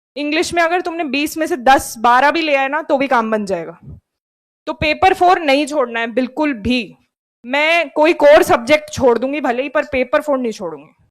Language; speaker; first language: Hindi; native; Hindi